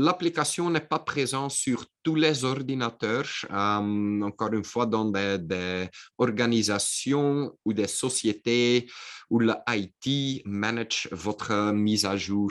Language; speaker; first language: French; non-native, local second language; Dutch